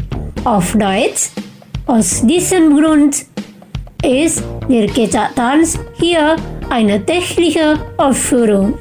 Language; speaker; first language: German; non-native, fluent; Indonesian